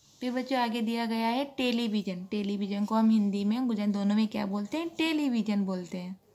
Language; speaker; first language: Hindi; non-native, local second language; Gujarati